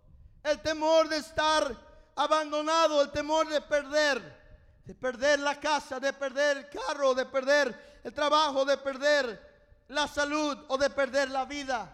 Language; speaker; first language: Spanish; non-native, fluent; English